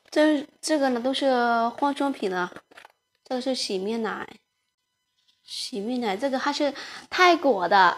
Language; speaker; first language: Chinese; non-native, fluent; Lao